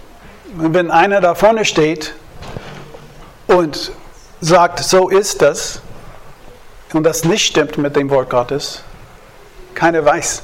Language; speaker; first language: German; non-native, fluent; English